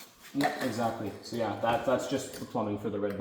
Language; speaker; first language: English; native; English